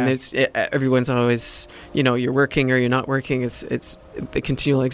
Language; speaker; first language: English; native; English